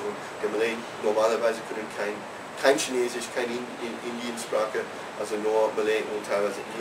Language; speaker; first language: German; non-native, fluent; English